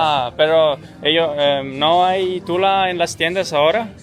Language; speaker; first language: Spanish; non-native, learner; Estonian